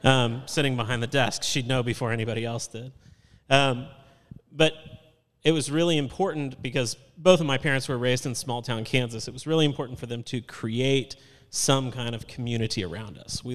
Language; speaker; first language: English; native; English